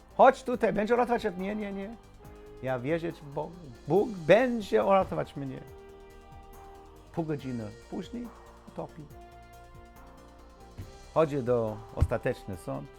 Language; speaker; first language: Polish; non-native, learner; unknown